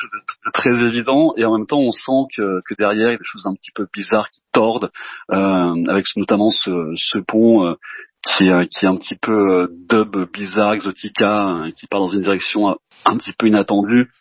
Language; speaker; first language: French; native; French